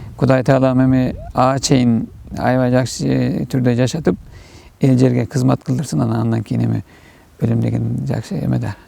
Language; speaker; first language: Kyrgyz; non-native, fluent; Turkish